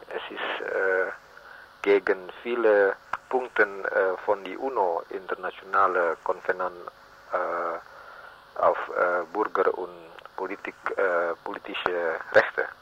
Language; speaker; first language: German; non-native, learner; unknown